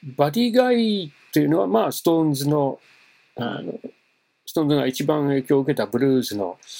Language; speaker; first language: Japanese; non-native, fluent; English